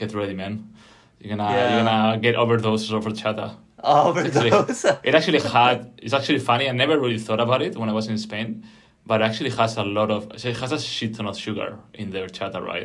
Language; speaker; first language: English; non-native, fluent; Spanish